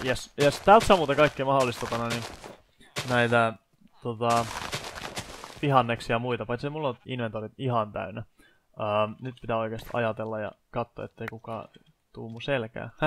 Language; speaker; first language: Finnish; native; Finnish